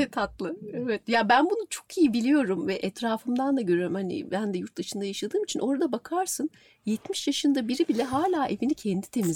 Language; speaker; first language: Turkish; native; Turkish